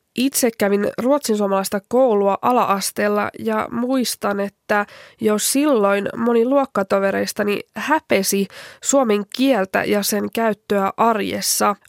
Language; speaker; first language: Finnish; early bilingual, heritage; Finnish